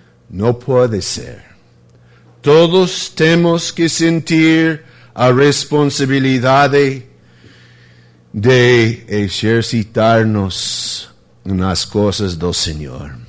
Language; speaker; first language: Spanish; non-native, fluent; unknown